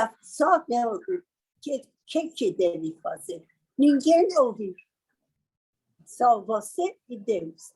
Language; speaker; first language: Portuguese; non-native, learner; Persian